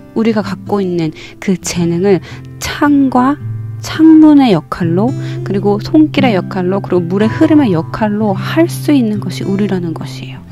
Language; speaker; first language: Korean; native; Korean